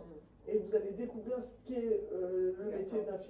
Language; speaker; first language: French; native; French